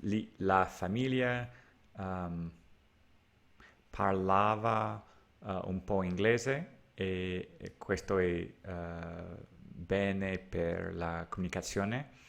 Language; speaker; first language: Italian; non-native, learner; English